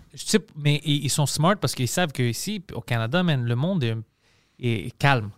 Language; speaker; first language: French; native; French